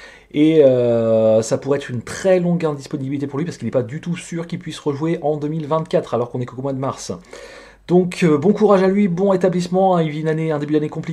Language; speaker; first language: French; native; French